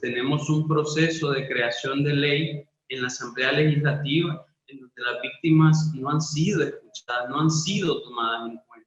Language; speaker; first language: Spanish; native; Spanish